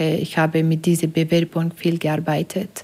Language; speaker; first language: German; non-native, learner; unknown